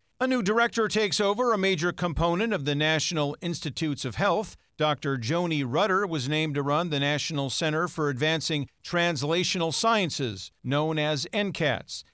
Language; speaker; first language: English; native; English